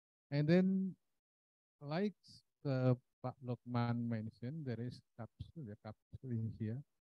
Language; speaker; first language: English; non-native, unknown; Indonesian